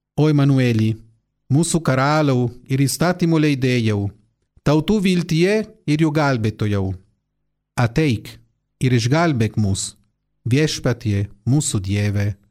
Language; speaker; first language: Lithuanian; non-native, fluent; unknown